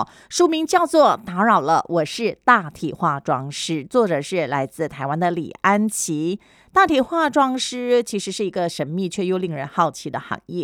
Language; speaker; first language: Chinese; native; Chinese